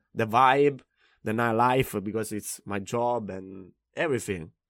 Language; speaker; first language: English; non-native, fluent; Italian